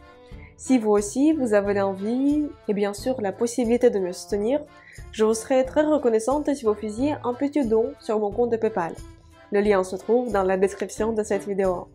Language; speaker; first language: French; non-native, fluent; Russian